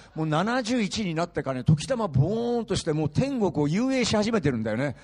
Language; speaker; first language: Japanese; early bilingual, heritage; Japanese